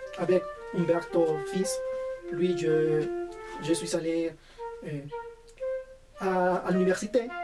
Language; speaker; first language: French; non-native, fluent; Spanish